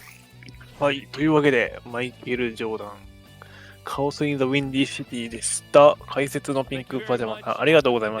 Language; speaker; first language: Japanese; native; Japanese